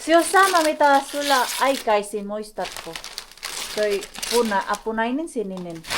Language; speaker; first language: Finnish; non-native, learner; Filipino